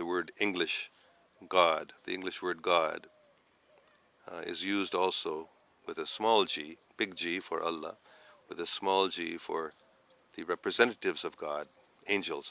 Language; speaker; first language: English; native; English